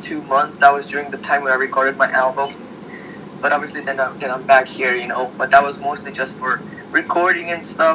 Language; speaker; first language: English; early bilingual, other home language; Slovak